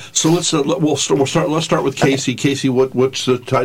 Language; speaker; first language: English; native; English